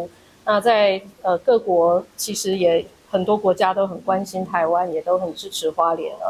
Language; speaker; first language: Chinese; native; Chinese